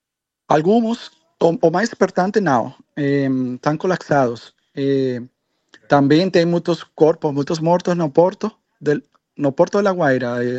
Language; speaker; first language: Portuguese; non-native, learner; Spanish